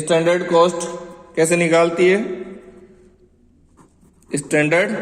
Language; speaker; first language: Hindi; native; Hindi